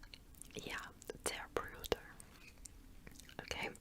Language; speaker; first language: German; non-native, learner; English